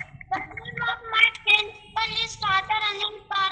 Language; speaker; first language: English; non-native, learner; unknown